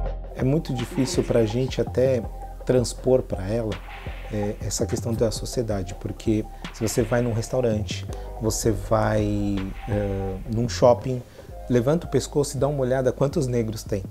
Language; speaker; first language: Portuguese; native; Portuguese